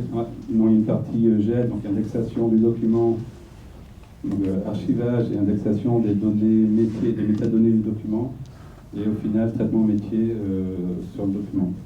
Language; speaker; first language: French; native; French